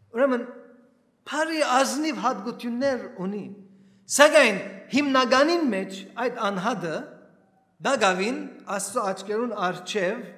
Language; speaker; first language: Armenian; early bilingual, heritage; Armenian